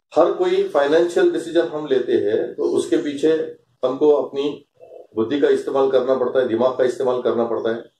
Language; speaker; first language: Hindi; non-native, local second language; Marathi